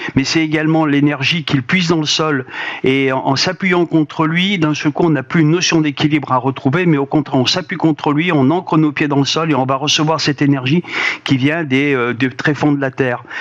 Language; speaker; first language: French; native; French